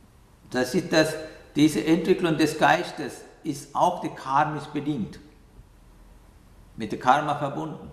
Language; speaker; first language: German; non-native, learner; Sinhala